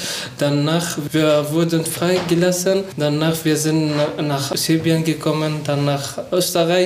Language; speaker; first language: German; non-native, learner; Persian